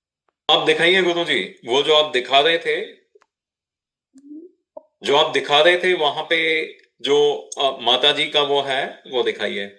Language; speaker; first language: Hindi; native; Hindi